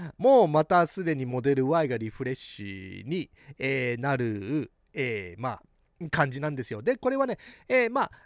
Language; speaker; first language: Japanese; early bilingual, heritage; Japanese